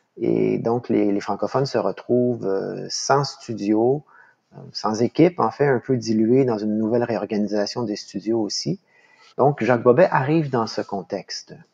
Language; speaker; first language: French; native; French